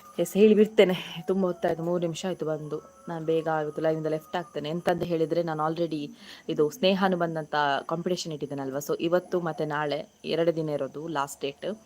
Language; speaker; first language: Kannada; non-native, local second language; Tulu